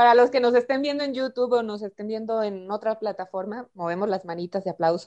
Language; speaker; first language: Spanish; native; Spanish